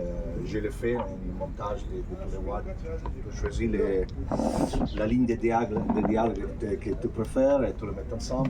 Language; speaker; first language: French; non-native, fluent; Italian